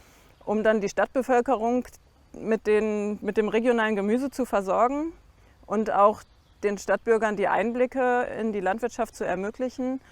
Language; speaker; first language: German; native; German